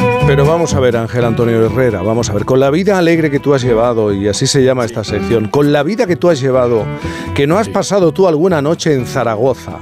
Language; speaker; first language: Spanish; native; Spanish